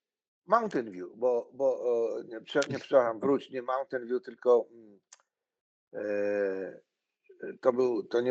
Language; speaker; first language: Polish; native; Polish